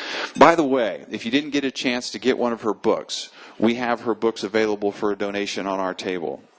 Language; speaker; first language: English; native; English